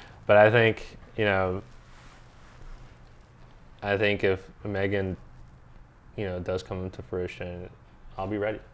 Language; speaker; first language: English; early bilingual, other home language; Spanish